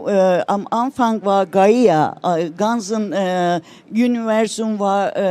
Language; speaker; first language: German; non-native, learner; Turkish